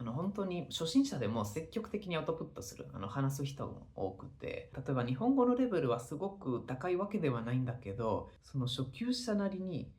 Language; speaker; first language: Japanese; non-native, fluent; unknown